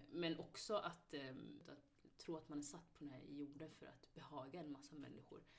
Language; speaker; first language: Swedish; early bilingual, other home language; Somali